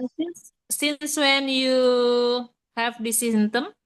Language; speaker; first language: English; non-native, learner; Indonesian